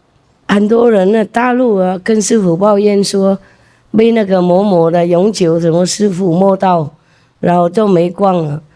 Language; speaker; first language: Chinese; non-native, fluent; Vietnamese